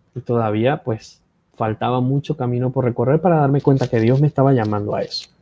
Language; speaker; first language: Spanish; native; Spanish